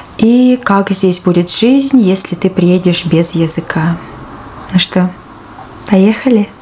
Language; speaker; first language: Russian; native; Russian